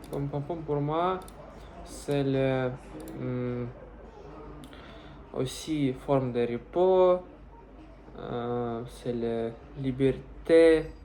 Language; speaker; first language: French; non-native, learner; Russian